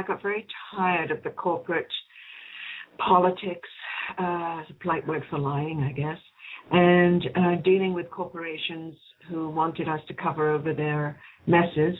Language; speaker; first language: English; native; English